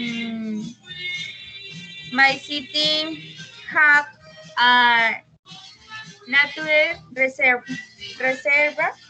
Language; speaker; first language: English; non-native, learner; Spanish